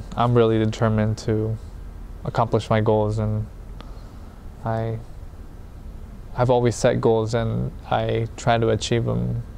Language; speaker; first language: English; early bilingual, other home language; Spanish